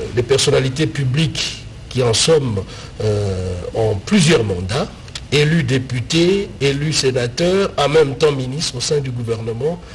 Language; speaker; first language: French; non-native, local second language; Lingala